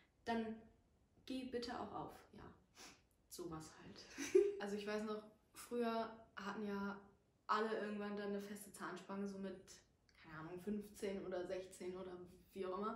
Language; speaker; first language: German; native; German